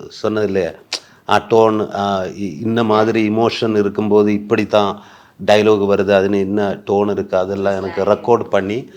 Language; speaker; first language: Tamil; non-native, learner; Malayalam